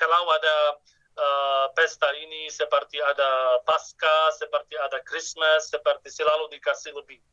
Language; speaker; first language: Indonesian; non-native, fluent; Arabic